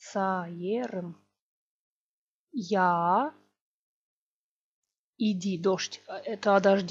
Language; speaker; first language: Russian; non-native, local second language; Gagauz